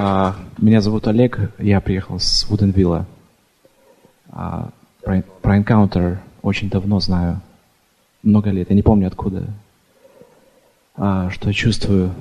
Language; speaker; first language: Russian; early bilingual, other home language; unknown